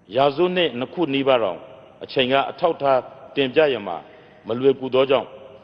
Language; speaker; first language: Burmese; non-native, local second language; Rohingya